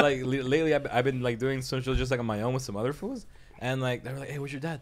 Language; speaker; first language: English; early bilingual, other home language; Spanish